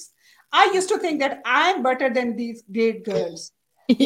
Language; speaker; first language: English; non-native, local second language; Urdu